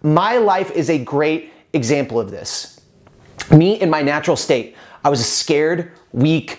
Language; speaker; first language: English; native; English